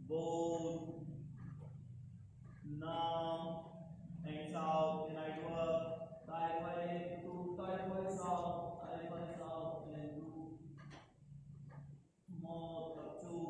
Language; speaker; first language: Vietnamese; non-native, learner; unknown